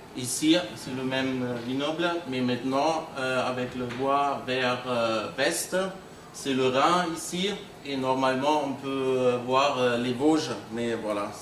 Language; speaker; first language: French; non-native, fluent; German